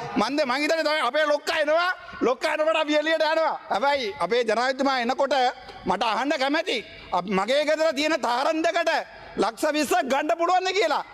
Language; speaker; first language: Sinhala; non-native, local second language; Tamil